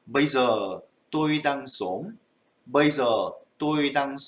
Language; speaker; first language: Vietnamese; non-native, fluent; Korean